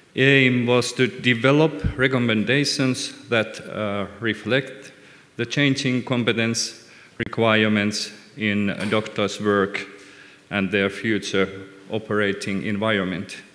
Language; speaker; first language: English; non-native, fluent; Finnish